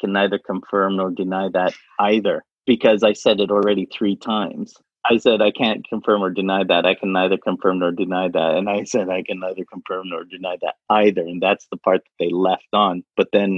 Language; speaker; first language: English; non-native, fluent; Arabic